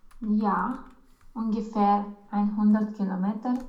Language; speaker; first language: German; non-native, learner; Romanian